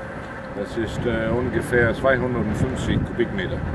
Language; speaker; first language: German; non-native, learner; Danish